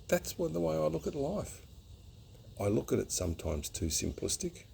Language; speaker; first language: English; native; English